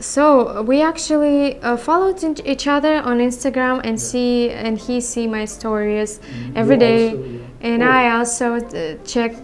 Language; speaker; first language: English; non-native, learner; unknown